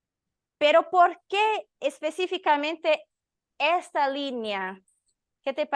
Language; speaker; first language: Spanish; non-native, learner; Portuguese